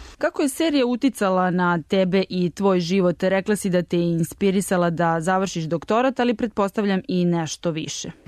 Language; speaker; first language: Serbian; native; Serbian